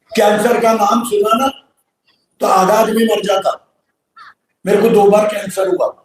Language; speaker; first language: Hindi; non-native, local second language; Marathi